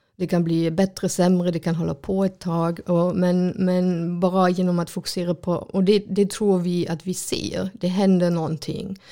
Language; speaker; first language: Swedish; non-native, fluent; German